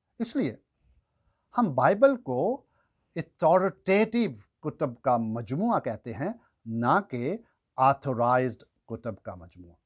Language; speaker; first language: Urdu; non-native, local second language; Punjabi